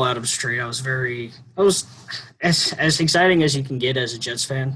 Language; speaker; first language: English; native; English